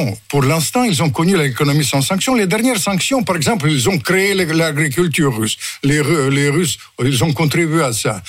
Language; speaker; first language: French; non-native, fluent; Russian